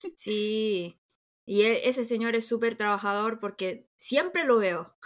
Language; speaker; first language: Spanish; early bilingual, other home language; Korean